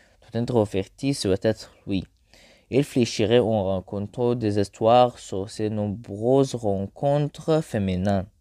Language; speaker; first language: French; non-native, learner; Arabic